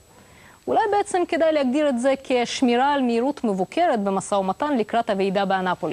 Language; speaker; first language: Hebrew; non-native, local second language; Russian